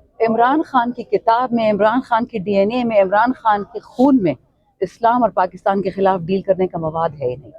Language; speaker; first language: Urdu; non-native, local second language; Pashto